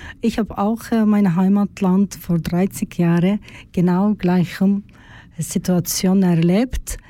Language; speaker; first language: German; non-native, learner; Turkish